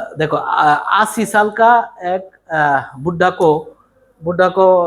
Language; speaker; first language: Hindi; non-native, learner; Bangla